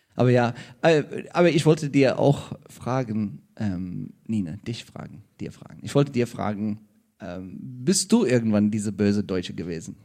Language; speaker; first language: German; non-native, fluent; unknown